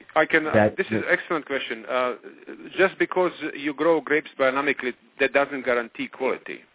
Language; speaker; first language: English; non-native, fluent; Croatian